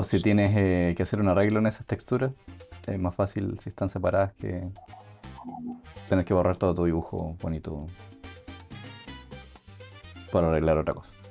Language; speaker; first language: Spanish; native; Spanish